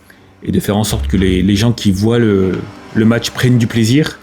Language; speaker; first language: French; native; French